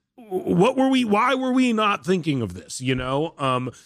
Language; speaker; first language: English; native; English